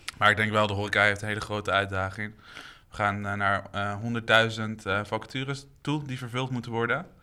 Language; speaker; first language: Dutch; native; Dutch